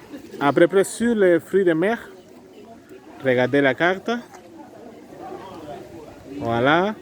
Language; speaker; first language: French; non-native, fluent; Spanish